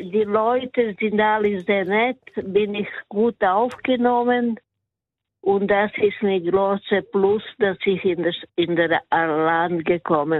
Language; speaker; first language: German; non-native, learner; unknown